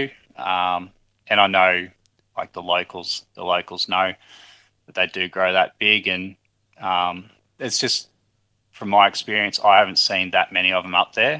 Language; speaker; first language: English; native; English